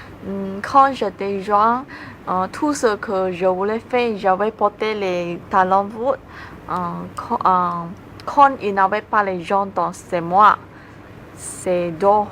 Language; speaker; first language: French; non-native, learner; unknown